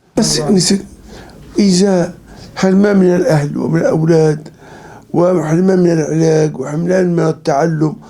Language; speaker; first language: Arabic; native; Arabic